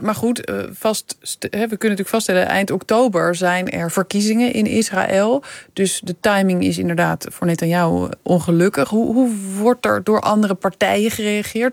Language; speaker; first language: Dutch; native; Dutch